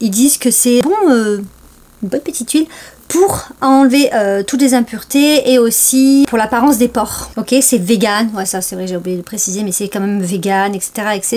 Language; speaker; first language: French; native; French